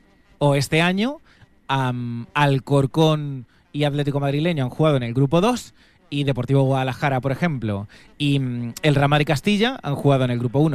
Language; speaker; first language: Spanish; native; Spanish